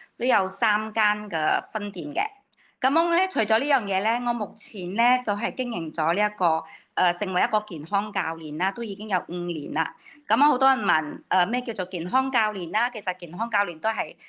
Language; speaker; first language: Cantonese; native; Cantonese